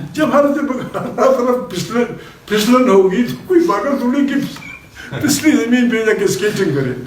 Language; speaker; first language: Urdu; non-native, local second language; Pashto